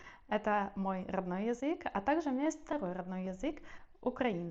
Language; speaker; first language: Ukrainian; non-native, local second language; Russian